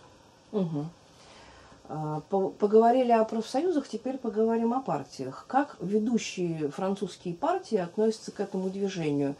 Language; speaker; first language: Russian; native; Russian